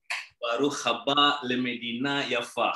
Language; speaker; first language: Hebrew; non-native, fluent; Indonesian